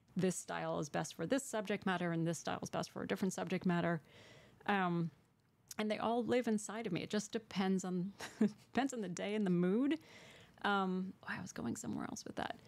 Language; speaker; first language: English; native; English